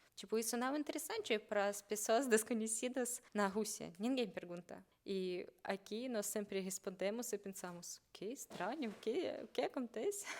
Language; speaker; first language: Portuguese; non-native, learner; Russian